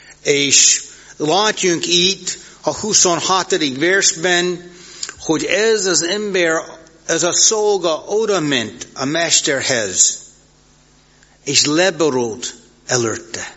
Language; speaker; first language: Hungarian; non-native, fluent; English